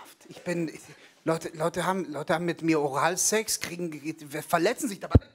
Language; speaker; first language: German; non-native, fluent; Hebrew